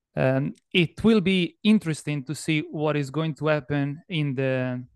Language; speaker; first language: English; non-native, fluent; Italian